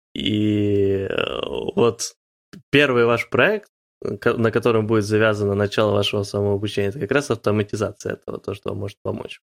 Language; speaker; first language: Russian; native; Russian